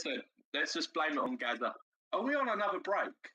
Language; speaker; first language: English; native; English